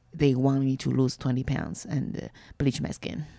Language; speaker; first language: English; non-native, fluent; Chinese